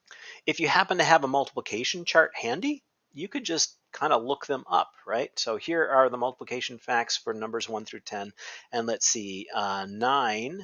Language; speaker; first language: English; native; English